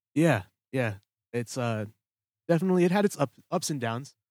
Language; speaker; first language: English; early bilingual, other home language; Filipino